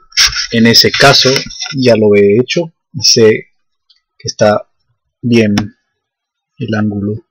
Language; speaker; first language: Spanish; non-native, fluent; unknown